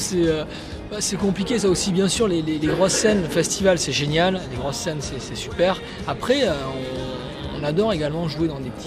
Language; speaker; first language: French; native; French